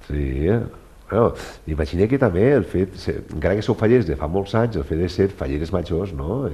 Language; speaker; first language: Catalan; native; Catalan